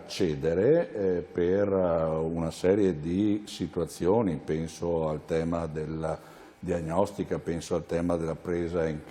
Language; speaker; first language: Italian; native; Italian